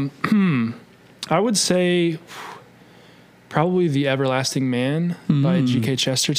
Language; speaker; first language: English; native; English